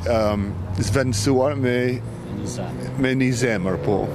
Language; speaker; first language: Albanian; non-native, fluent; English